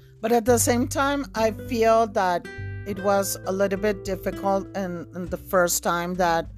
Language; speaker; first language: English; non-native, fluent; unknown